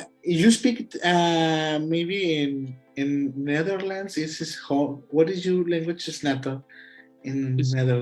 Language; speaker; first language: English; non-native, learner; Spanish